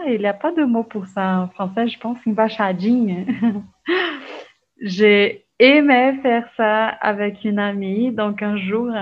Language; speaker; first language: French; non-native, fluent; Portuguese